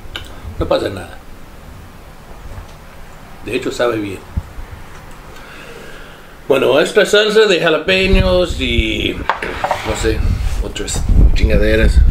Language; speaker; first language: Spanish; non-native, fluent; English